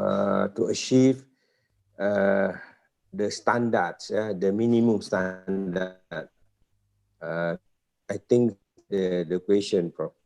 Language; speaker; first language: English; non-native, fluent; Indonesian